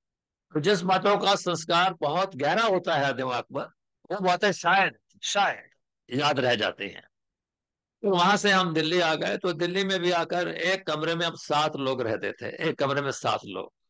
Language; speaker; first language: Hindi; native; Hindi